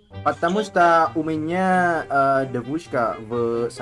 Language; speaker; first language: Russian; non-native, learner; Indonesian